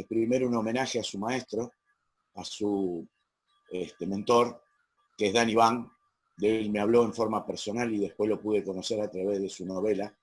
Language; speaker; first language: Spanish; native; Spanish